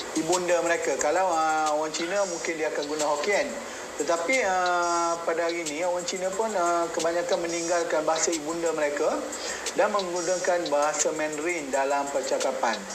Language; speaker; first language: Malay; native; Malay